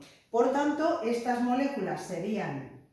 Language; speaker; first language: Spanish; native; Spanish